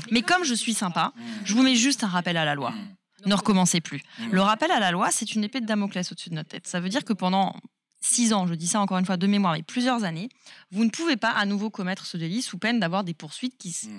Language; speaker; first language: French; native; French